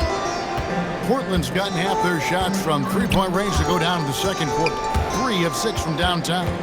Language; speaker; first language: English; native; English